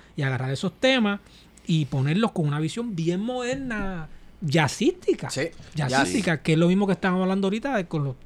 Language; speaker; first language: Spanish; native; Spanish